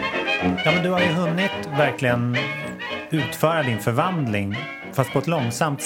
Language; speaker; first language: Swedish; native; Swedish